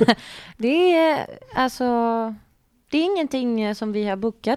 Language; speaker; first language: Swedish; non-native, fluent; Greek